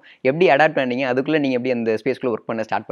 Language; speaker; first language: Tamil; native; Tamil